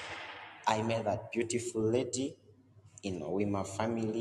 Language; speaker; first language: English; non-native, local second language; Ganda